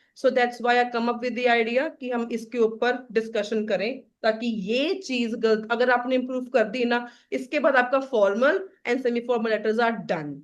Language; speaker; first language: Hindi; non-native, local second language; Punjabi